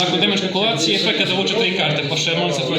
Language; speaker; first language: Bosnian; native; Bosnian